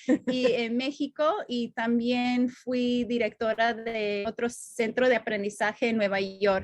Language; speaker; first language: Spanish; non-native, fluent; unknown